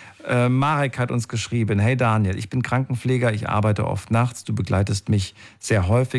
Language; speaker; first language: German; native; German